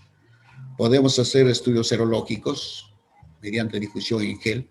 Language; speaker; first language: Spanish; native; Spanish